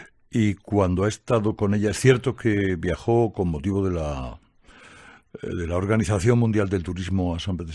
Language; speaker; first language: Spanish; native; Spanish